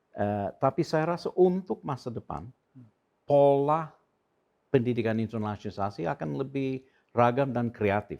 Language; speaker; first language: Indonesian; non-native, fluent; English